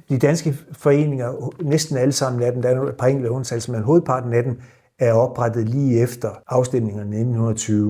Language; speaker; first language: Danish; native; Danish